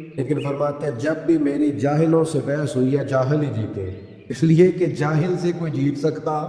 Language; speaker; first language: Urdu; non-native, local second language; Punjabi